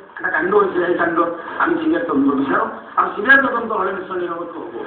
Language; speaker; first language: Assamese; non-native, local second language; Bangla